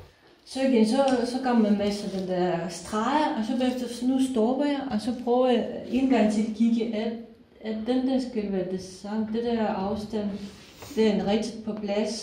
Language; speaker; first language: Danish; non-native, fluent; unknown